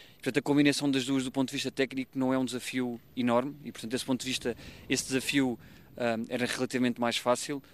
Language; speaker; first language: Portuguese; native; Portuguese